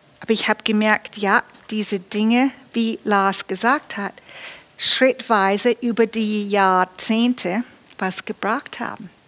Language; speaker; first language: German; non-native, fluent; English